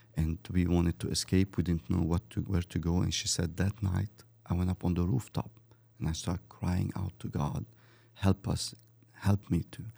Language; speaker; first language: English; early bilingual, other home language; Arabic